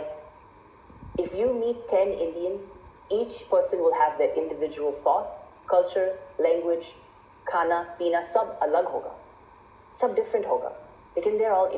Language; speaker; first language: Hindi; non-native, fluent; English